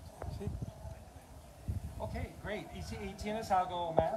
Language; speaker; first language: Spanish; non-native, learner; English